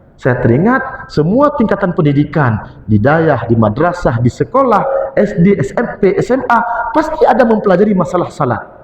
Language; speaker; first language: Malay; non-native, local second language; Achinese